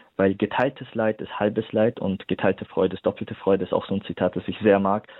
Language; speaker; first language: German; native; German